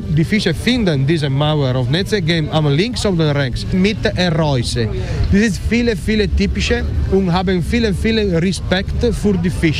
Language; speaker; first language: German; non-native, learner; Italian